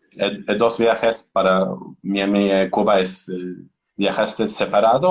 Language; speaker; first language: Spanish; non-native, learner; Turkish